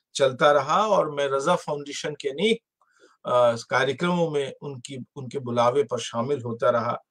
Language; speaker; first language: Hindi; native; Hindi